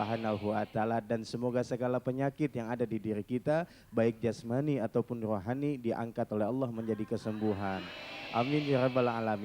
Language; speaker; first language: Indonesian; native; Indonesian